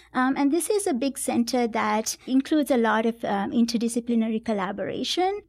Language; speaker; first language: English; non-native, local second language; Sinhala